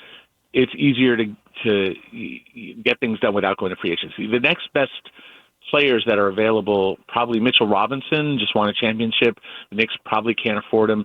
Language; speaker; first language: English; native; English